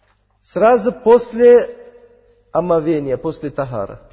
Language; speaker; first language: Russian; non-native, learner; Uzbek